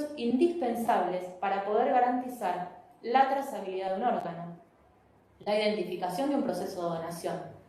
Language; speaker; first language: Spanish; native; Spanish